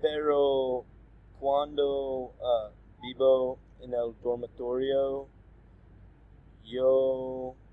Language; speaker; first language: Spanish; non-native, learner; English